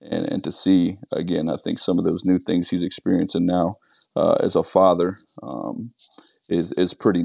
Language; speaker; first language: English; native; English